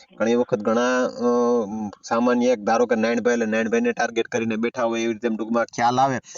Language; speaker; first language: Gujarati; native; Gujarati